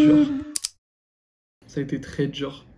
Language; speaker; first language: French; native; French